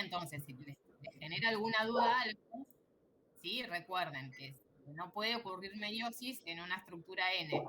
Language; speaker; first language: Spanish; native; Spanish